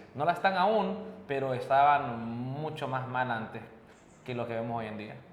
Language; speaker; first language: Spanish; early bilingual, heritage; Spanish